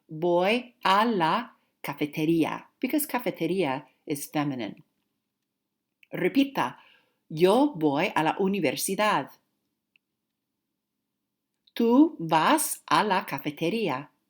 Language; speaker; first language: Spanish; non-native, fluent; English